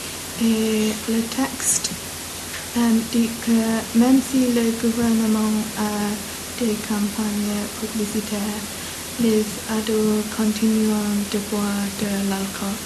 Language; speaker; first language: French; non-native, learner; English